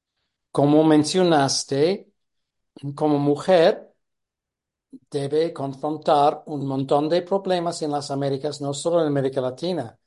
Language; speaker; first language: Spanish; non-native, fluent; English